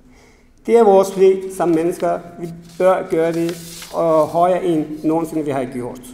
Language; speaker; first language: Danish; non-native, fluent; Kurdish